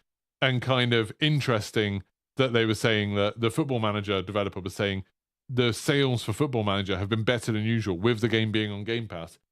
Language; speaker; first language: English; native; English